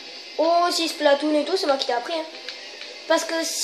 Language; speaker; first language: French; native; French